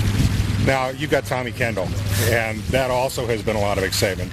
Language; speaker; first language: English; native; English